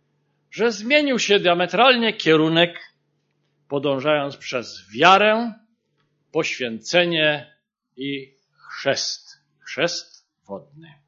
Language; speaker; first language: Polish; native; Polish